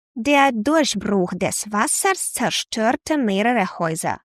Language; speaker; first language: German; non-native, fluent; Ukrainian